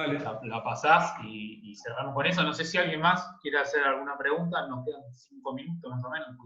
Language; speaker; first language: Spanish; native; Spanish